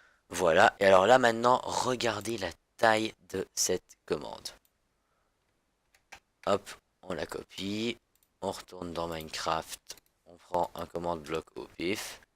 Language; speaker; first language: French; native; French